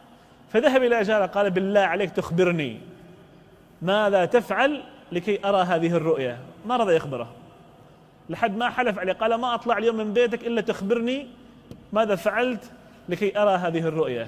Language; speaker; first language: Arabic; native; Arabic